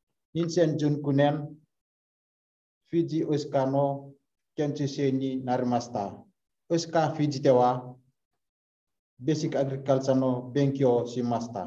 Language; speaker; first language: Japanese; non-native, learner; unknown